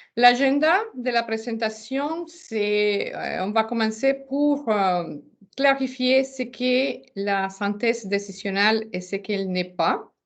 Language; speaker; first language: French; non-native, fluent; Spanish